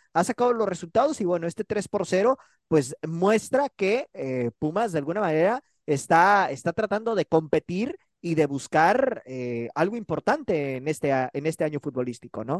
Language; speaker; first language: Spanish; native; Spanish